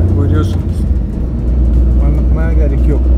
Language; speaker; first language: Turkish; non-native, fluent; Malayalam